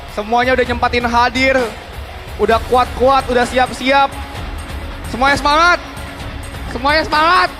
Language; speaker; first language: Indonesian; native; Indonesian